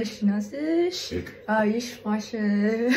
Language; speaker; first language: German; non-native, learner; Chinese